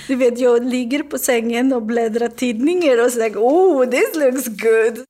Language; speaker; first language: Swedish; non-native, learner; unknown